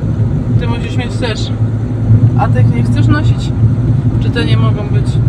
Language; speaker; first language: Polish; native; Polish